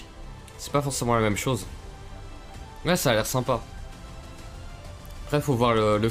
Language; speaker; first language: French; native; French